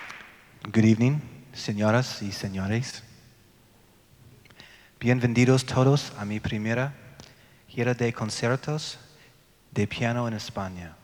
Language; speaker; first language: Spanish; non-native, learner; English